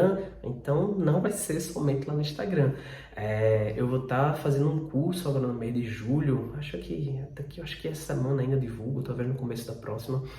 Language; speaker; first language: Portuguese; native; Portuguese